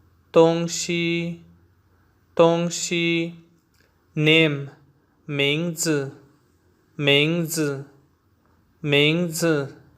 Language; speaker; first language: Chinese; non-native, learner; Urdu